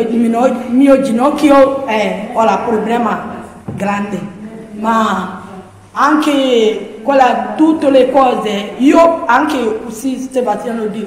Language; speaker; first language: Italian; non-native, learner; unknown